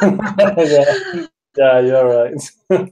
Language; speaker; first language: English; non-native, learner; Spanish